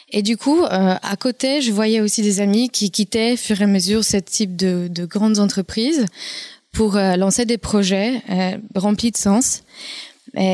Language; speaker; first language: French; non-native, fluent; Polish